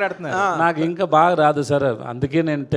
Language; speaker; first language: Telugu; non-native, learner; Tamil